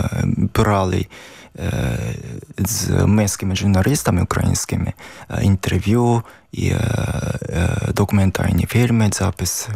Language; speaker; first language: Ukrainian; non-native, learner; Japanese